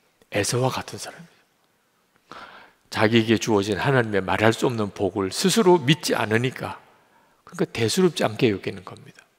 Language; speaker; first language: Korean; native; Korean